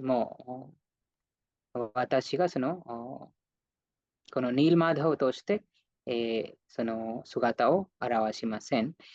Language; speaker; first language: Japanese; non-native, fluent; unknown